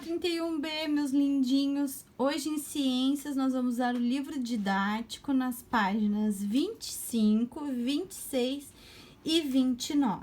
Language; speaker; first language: Portuguese; native; Portuguese